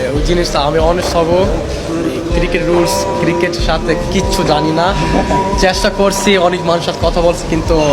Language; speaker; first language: Bangla; early bilingual, heritage; Swedish